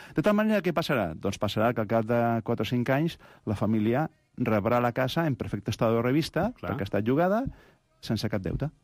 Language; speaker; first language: Catalan; non-native, local second language; Spanish